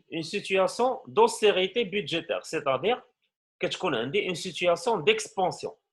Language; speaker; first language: French; non-native, local second language; Arabic